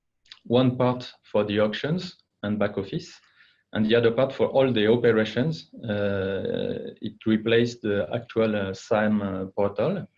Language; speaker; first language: English; non-native, fluent; French